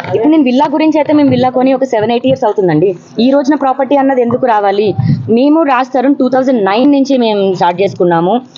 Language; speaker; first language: Telugu; native; Telugu